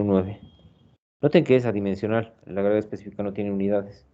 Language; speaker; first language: Spanish; native; Spanish